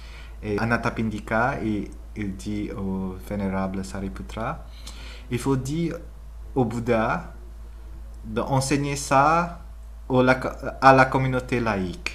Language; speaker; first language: French; non-native, fluent; Vietnamese